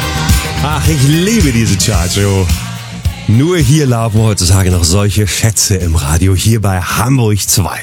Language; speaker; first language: German; native; German